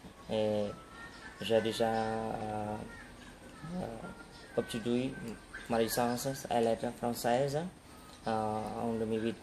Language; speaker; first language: French; non-native, learner; Khmer